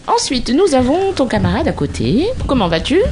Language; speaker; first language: French; native; French